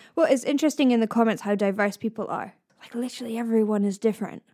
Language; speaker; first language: English; native; English